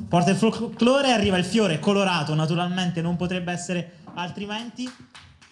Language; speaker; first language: Italian; native; Italian